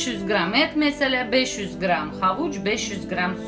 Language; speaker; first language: Turkish; non-native, learner; Russian